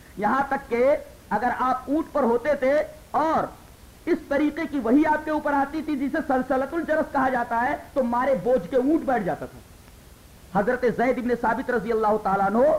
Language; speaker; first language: Urdu; native; Urdu